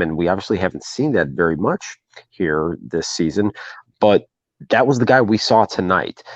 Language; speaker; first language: English; native; English